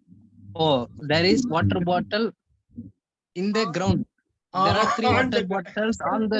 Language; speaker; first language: English; non-native, learner; Tamil